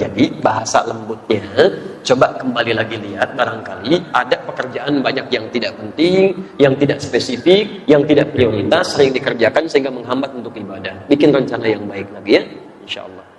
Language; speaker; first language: Indonesian; native; Indonesian